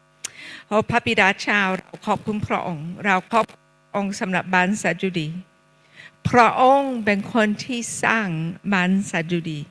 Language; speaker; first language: Thai; non-native, fluent; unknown